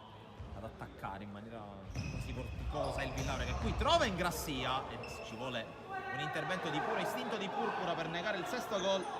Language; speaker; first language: Italian; native; Italian